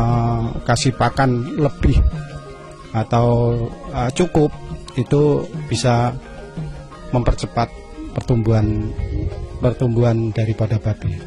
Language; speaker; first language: Indonesian; non-native, local second language; Javanese